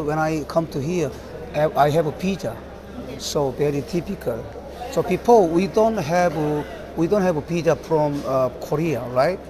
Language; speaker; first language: English; non-native, learner; Korean